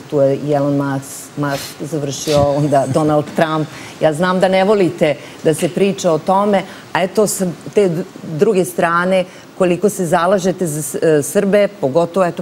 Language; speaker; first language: Croatian; native; Croatian